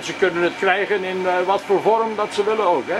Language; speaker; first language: Dutch; native; Dutch